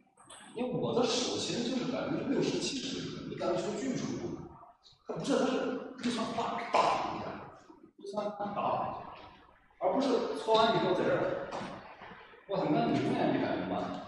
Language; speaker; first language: Chinese; native; Chinese